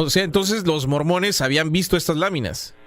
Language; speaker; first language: Spanish; native; Spanish